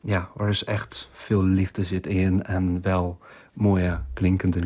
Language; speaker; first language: Dutch; non-native, fluent; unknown